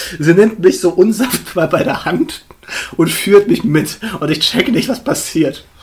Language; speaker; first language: German; early bilingual, other home language; Russian